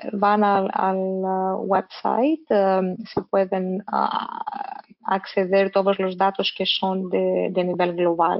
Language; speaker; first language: Spanish; non-native, fluent; English